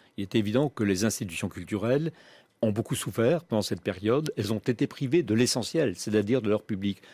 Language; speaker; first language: French; native; French